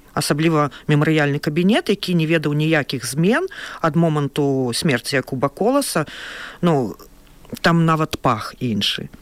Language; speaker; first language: Belarusian; native; Belarusian